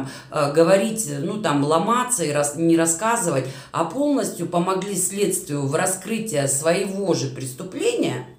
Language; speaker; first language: Russian; native; Russian